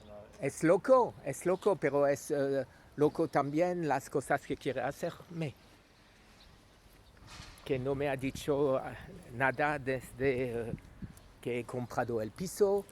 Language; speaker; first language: Spanish; non-native, learner; French